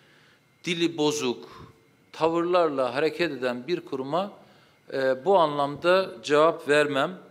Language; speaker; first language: Turkish; native; Turkish